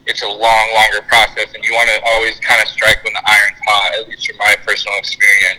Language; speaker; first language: English; native; English